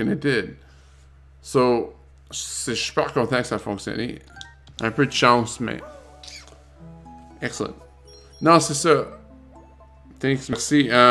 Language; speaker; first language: French; native; French